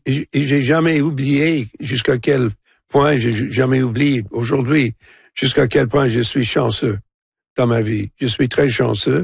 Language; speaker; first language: French; non-native, local second language; English